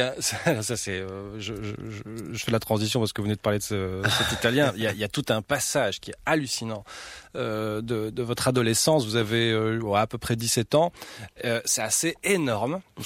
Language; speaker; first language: French; native; French